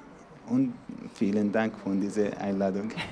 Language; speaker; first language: German; non-native, learner; Arabic